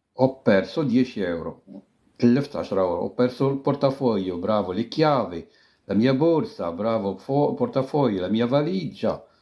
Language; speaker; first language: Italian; non-native, fluent; Arabic